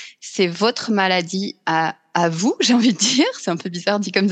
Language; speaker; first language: French; native; French